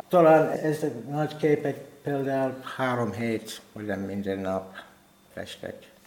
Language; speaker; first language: Hungarian; non-native, learner; English